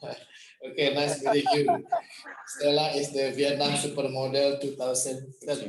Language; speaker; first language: English; non-native, fluent; Indonesian